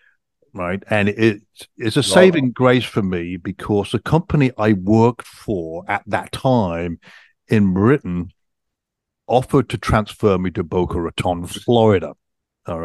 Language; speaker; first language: English; native; English